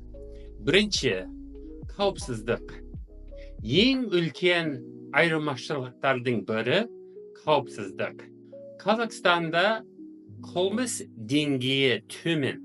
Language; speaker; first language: Kazakh; non-native, fluent; English